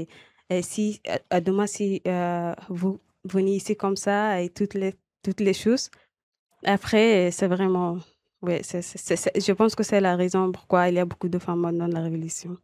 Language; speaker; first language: French; non-native, learner; Arabic